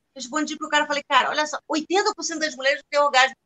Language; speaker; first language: Portuguese; non-native, fluent; English